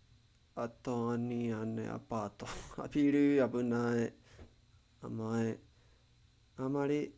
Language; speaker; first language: Japanese; non-native, learner; Spanish